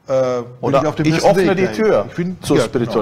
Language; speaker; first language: German; non-native, fluent; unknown